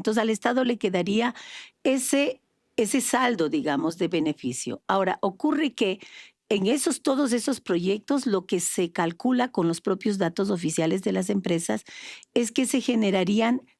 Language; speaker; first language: Spanish; native; Spanish